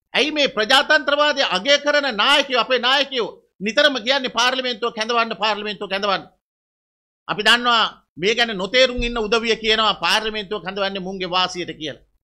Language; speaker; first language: Sinhala; native; Sinhala